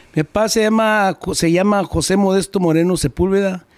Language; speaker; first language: Spanish; early bilingual, heritage; Spanish